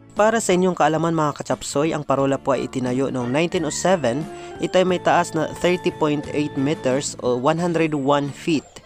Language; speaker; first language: Filipino; non-native, local second language; Waray